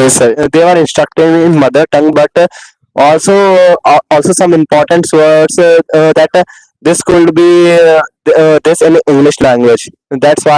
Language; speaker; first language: English; non-native, learner; Hindi